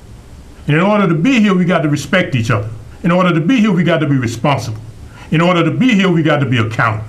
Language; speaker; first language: English; native; English